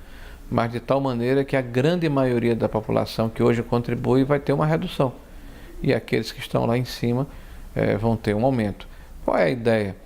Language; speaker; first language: Portuguese; native; Portuguese